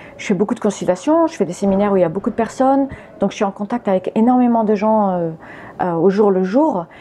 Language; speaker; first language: French; early bilingual, other home language; English